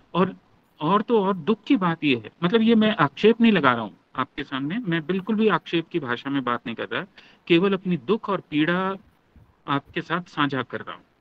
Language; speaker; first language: Hindi; native; Hindi